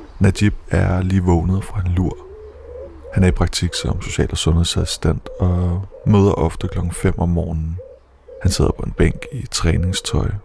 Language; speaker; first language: Danish; native; Danish